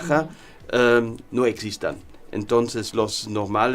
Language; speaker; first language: Spanish; non-native, learner; German